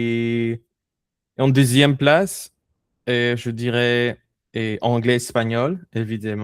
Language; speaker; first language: French; non-native, fluent; Spanish